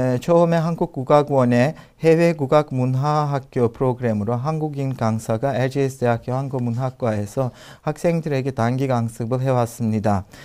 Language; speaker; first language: Korean; non-native, fluent; Turkish